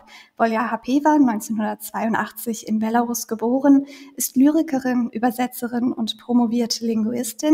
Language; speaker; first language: German; native; German